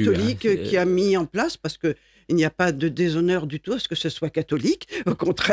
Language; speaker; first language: French; native; French